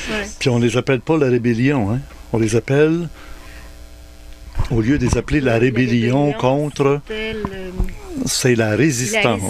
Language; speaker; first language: French; native; French